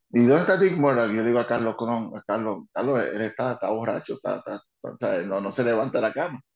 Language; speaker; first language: Spanish; early bilingual, heritage; Spanish